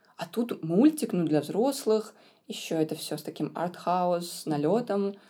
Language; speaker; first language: Russian; native; Russian